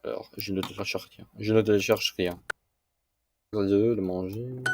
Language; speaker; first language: French; non-native, learner; English